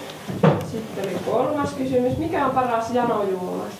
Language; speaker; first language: Finnish; native; Finnish